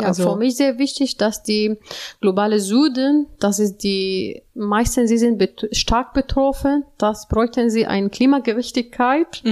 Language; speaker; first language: German; non-native, learner; Arabic